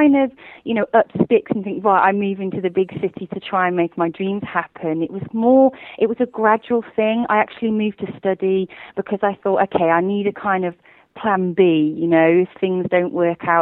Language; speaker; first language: English; native; English